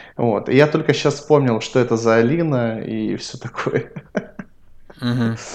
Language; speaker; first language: Russian; native; Russian